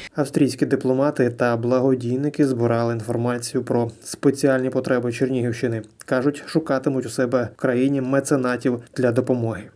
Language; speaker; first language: Ukrainian; native; Ukrainian